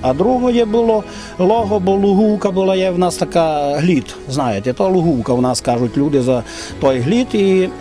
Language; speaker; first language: Ukrainian; native; Ukrainian